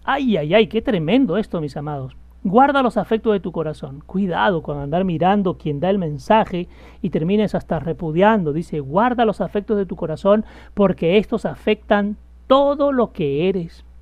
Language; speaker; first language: Spanish; native; Spanish